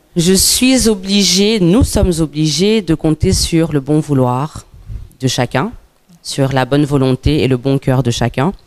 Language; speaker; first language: French; native; French